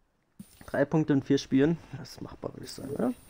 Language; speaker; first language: German; native; German